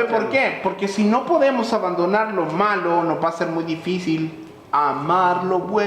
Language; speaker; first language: Spanish; native; Spanish